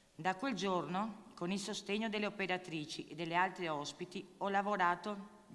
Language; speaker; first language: Italian; native; Italian